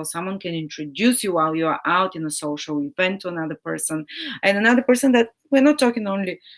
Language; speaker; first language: English; non-native, fluent; Bulgarian